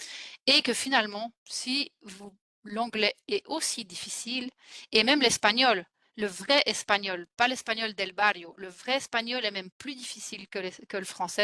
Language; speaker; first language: French; non-native, fluent; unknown